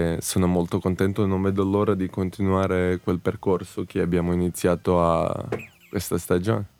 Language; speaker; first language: Italian; non-native, fluent; Serbian